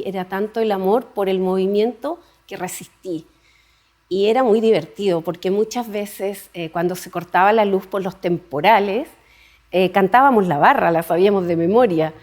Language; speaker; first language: Spanish; native; Spanish